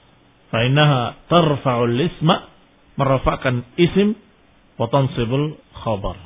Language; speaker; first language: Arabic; non-native, fluent; Indonesian